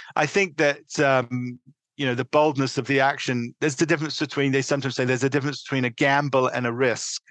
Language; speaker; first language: English; native; English